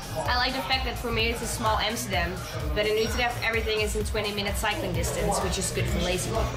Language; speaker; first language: English; non-native, fluent; Dutch